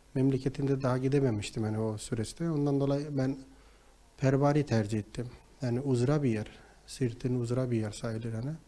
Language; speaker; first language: Turkish; non-native, fluent; Nepali